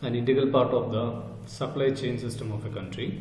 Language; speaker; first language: English; non-native, local second language; Malayalam